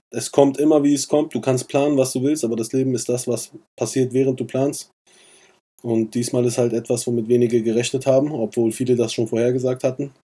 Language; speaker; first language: German; early bilingual, other home language; Persian